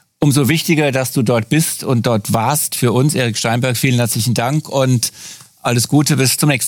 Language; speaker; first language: German; native; German